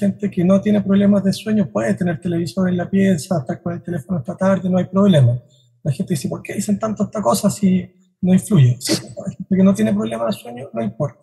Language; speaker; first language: Spanish; native; Spanish